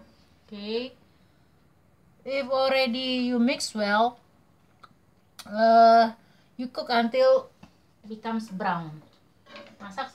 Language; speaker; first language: English; non-native, learner; Indonesian